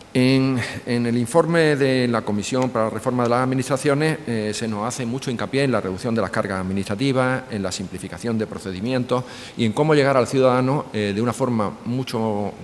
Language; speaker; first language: Spanish; native; Spanish